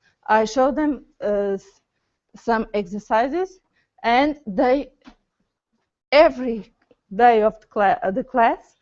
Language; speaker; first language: English; non-native, learner; Portuguese